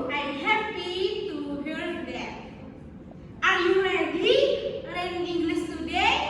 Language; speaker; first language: English; non-native, learner; Indonesian